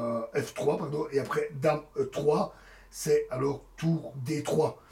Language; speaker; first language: French; native; French